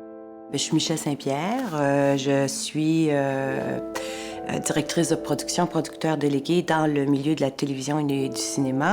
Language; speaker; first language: French; native; French